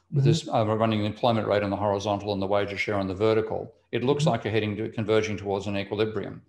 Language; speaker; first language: English; native; English